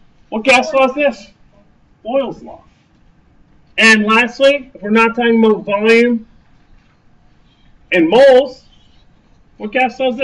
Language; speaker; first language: English; native; English